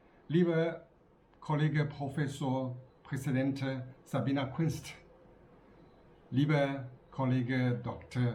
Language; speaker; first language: German; non-native, learner; Chinese